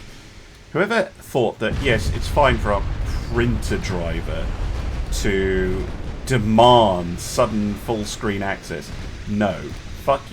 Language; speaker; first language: English; native; English